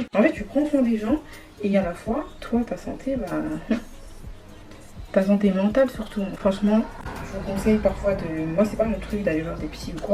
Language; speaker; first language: French; native; French